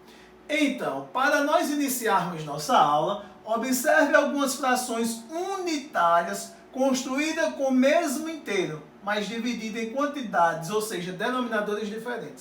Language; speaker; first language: Portuguese; native; Portuguese